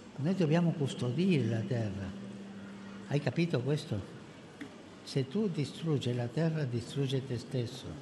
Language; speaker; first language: Italian; non-native, fluent; Spanish